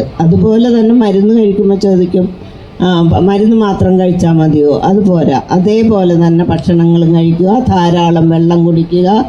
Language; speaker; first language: Malayalam; native; Malayalam